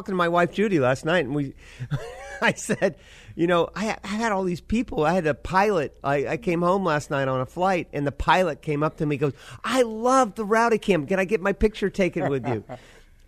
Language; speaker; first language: English; native; English